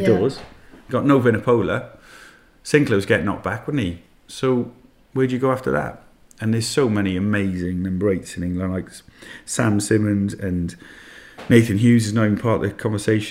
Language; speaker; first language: English; native; English